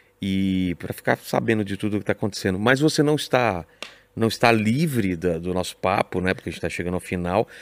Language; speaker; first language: Portuguese; native; Portuguese